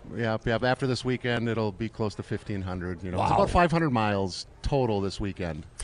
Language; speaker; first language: English; native; English